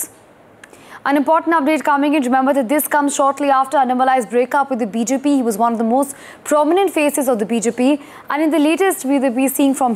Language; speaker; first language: English; non-native, local second language; Punjabi